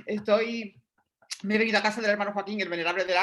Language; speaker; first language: Spanish; native; Spanish